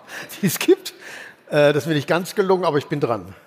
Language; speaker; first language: German; native; German